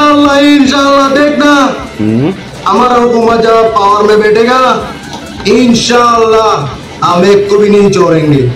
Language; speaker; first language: Hindi; non-native, learner; Bangla